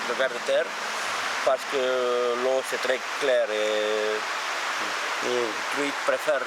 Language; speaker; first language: French; non-native, fluent; Romanian